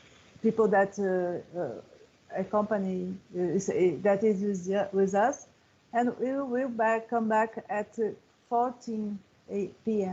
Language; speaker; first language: English; non-native, learner; Portuguese